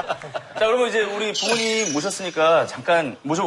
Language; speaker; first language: Korean; native; Korean